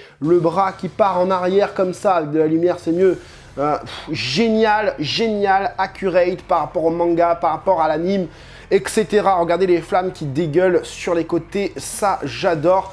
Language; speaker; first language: French; native; French